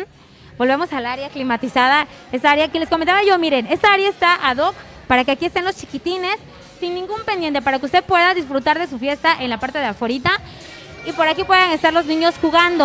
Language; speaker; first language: Spanish; native; Spanish